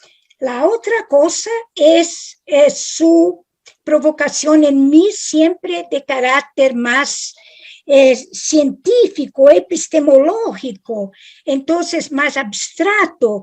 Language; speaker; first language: Spanish; non-native, fluent; Italian